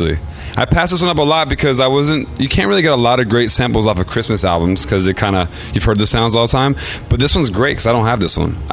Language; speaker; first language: English; native; English